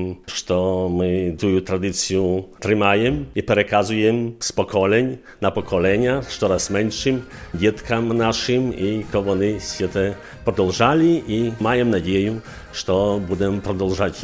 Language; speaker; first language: Polish; non-native, local second language; Ukrainian